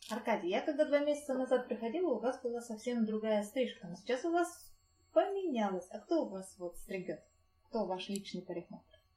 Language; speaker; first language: Russian; native; Russian